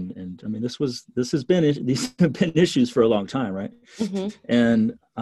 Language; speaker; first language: English; native; English